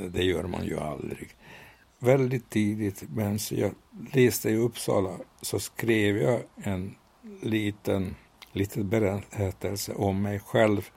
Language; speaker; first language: Swedish; non-native, fluent; Hungarian